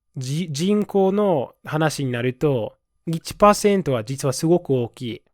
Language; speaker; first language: Japanese; non-native, fluent; English